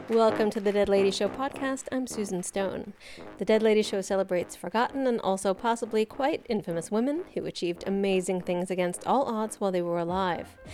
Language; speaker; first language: English; native; English